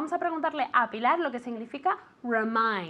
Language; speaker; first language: Spanish; non-native, fluent; English